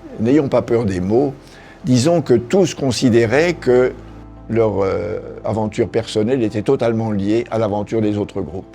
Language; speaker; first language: French; native; French